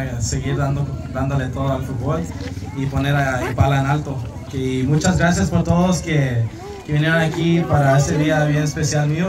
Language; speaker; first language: Spanish; early bilingual, heritage; Spanish